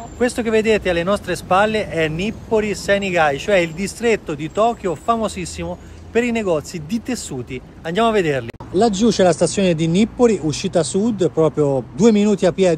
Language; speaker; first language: Italian; native; Italian